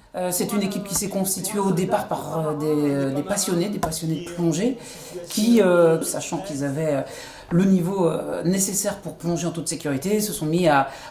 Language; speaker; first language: French; native; French